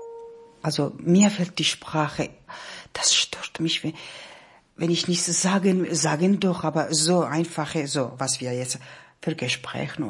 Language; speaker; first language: German; non-native, learner; Georgian